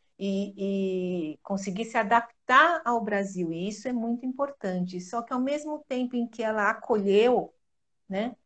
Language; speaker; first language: Portuguese; native; Portuguese